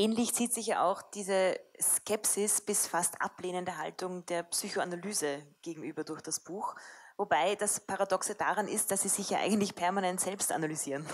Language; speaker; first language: German; native; German